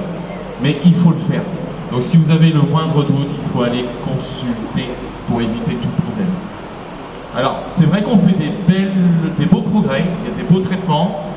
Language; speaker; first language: French; native; French